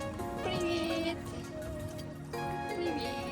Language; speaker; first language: Russian; non-native, local second language; Kazakh